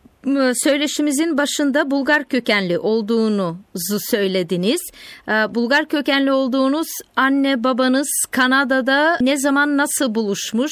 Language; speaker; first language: Turkish; native; Turkish